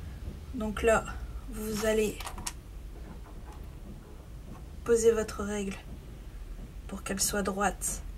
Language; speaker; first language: French; native; French